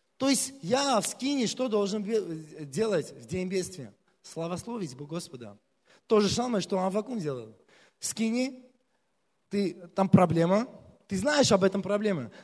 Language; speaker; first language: Russian; non-native, local second language; Armenian